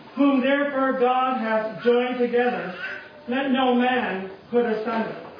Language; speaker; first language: English; native; English